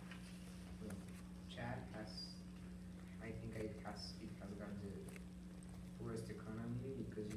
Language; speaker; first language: English; non-native, fluent; Spanish